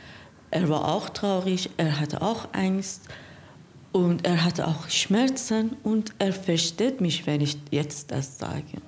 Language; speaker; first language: German; non-native, learner; Persian